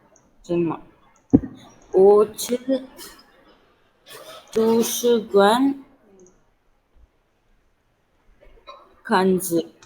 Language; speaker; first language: Chinese; non-native, learner; Tamil